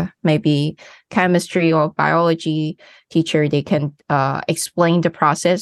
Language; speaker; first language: English; non-native, local second language; Cantonese